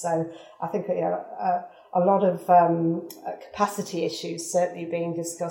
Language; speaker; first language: English; native; English